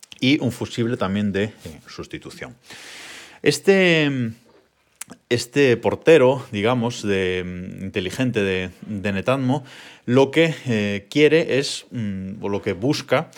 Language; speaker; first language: Spanish; native; Spanish